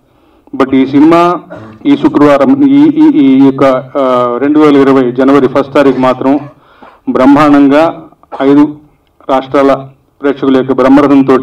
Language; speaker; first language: Telugu; native; Telugu